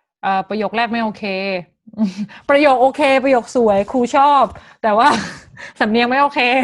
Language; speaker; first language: Thai; native; Thai